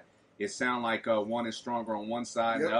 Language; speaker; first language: English; native; English